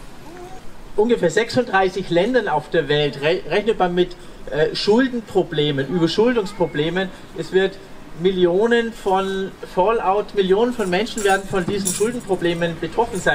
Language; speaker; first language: German; native; German